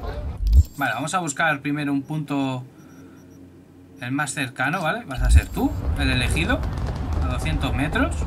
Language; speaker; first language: Spanish; native; Spanish